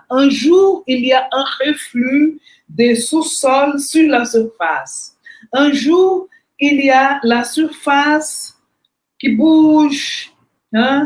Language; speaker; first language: French; non-native, fluent; Portuguese